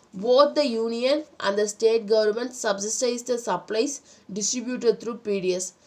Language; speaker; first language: English; non-native, local second language; Tamil